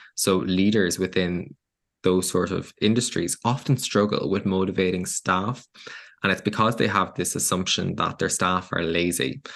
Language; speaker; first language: English; native; English